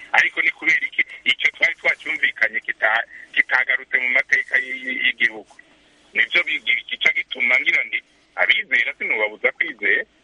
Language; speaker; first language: Rundi; native; Rundi